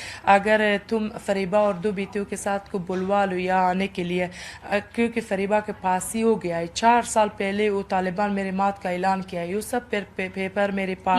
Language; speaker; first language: Hindi; non-native, learner; Persian